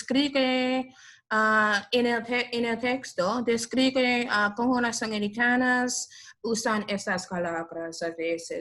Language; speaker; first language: Spanish; non-native, learner; English